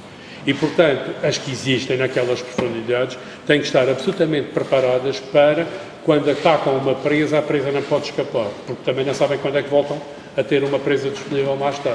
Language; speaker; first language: Portuguese; native; Portuguese